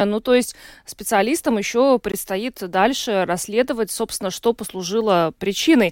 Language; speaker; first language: Russian; native; Russian